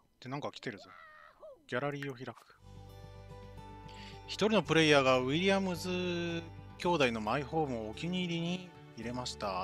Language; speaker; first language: Japanese; native; Japanese